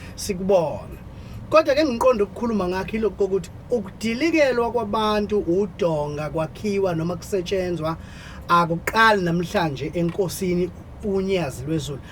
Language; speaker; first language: Zulu; native; Zulu